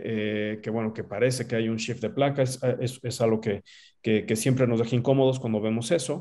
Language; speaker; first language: Spanish; native; Spanish